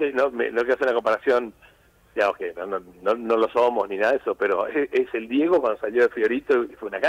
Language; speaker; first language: Spanish; native; Spanish